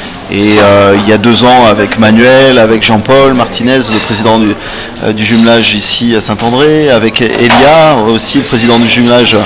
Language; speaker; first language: French; native; French